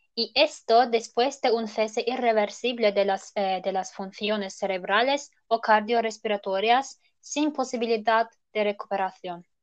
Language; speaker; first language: Spanish; non-native, learner; German